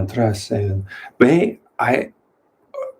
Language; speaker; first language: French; non-native, learner; English